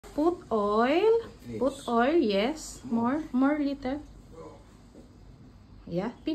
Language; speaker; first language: English; non-native, learner; Filipino